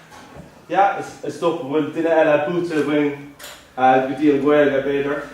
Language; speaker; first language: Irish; non-native, local second language; English